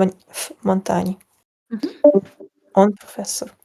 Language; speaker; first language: Russian; non-native, learner; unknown